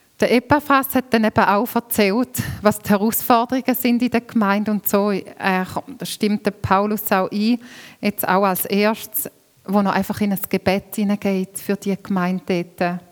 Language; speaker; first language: German; native; German